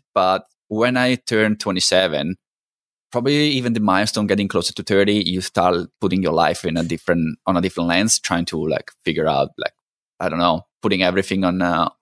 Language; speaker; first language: English; non-native, fluent; Italian